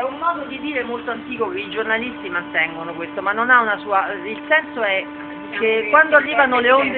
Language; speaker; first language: Italian; native; Italian